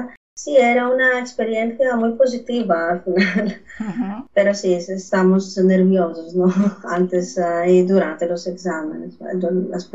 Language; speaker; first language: Spanish; non-native, fluent; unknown